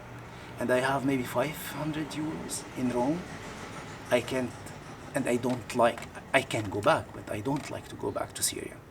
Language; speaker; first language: English; non-native, learner; Arabic